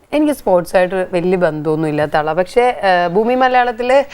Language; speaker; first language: Malayalam; native; Malayalam